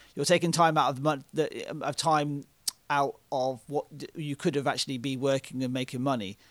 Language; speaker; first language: English; native; English